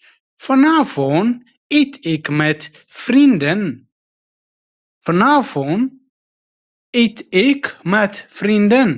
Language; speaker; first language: Dutch; non-native, fluent; Tigrinya